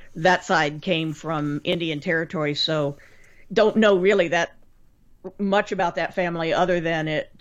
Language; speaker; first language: English; native; English